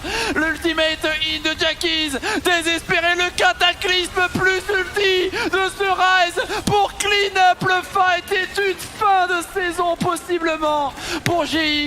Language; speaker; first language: French; native; French